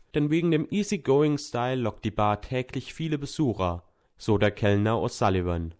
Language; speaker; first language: German; native; German